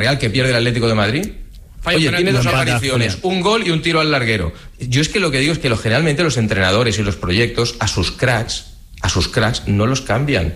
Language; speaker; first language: Spanish; native; Spanish